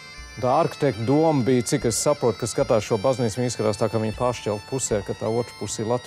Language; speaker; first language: Latvian; early bilingual, heritage; Latvian